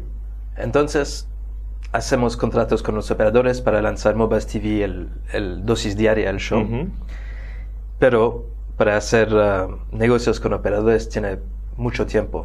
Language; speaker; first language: Spanish; non-native, fluent; French